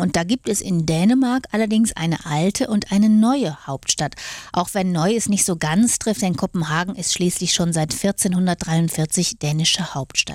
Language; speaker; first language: German; native; German